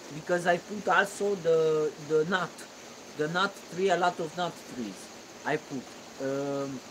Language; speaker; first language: English; non-native, learner; Romanian